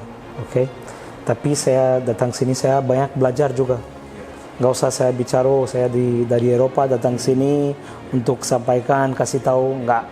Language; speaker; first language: Indonesian; non-native, fluent; Portuguese